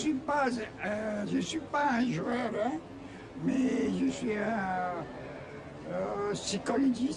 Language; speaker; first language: French; non-native, learner; Chinese